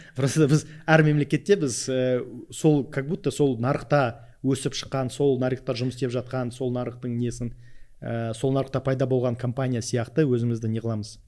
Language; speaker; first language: Kazakh; non-native, local second language; Russian